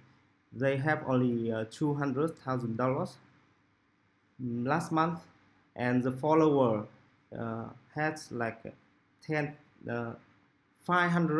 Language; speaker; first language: English; non-native, local second language; Vietnamese